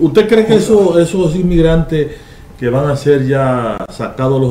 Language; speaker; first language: Spanish; native; Spanish